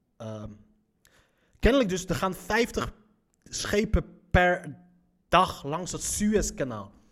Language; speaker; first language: Dutch; early bilingual, other home language; Arabic